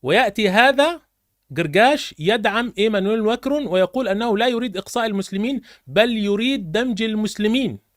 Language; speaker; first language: Arabic; native; Arabic